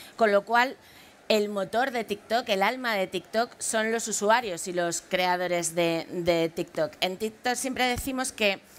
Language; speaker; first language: Spanish; native; Spanish